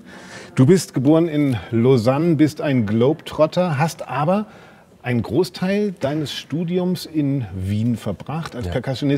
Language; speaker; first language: German; native; German